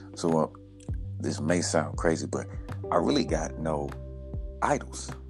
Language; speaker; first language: English; native; English